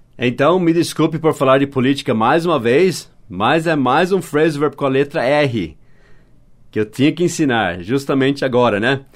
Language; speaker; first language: Portuguese; non-native, fluent; English